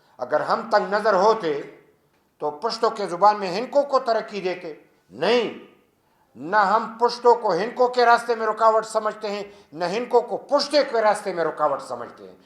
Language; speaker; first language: Urdu; non-native, local second language; Pashto